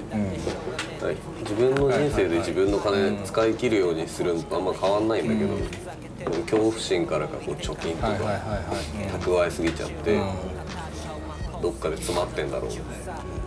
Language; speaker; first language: Japanese; native; Japanese